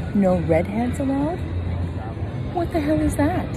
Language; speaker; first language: English; early bilingual, other home language; Norwegian